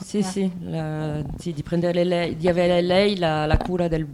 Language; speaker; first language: Italian; native; Italian